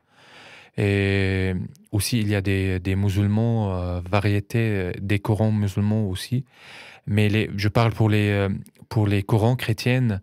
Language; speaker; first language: French; non-native, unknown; Arabic